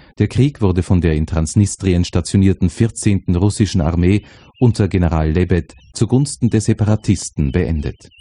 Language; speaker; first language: German; native; German